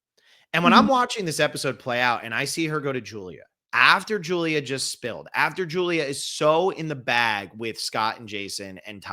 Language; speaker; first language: English; native; English